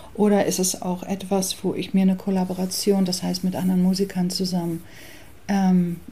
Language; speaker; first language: German; early bilingual, other home language; English